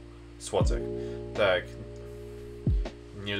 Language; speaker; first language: Polish; non-native, learner; English